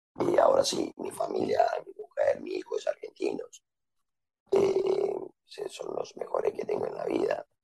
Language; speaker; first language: Spanish; non-native, fluent; Turkish